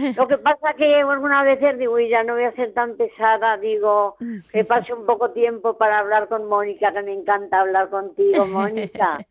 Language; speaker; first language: Spanish; native; Spanish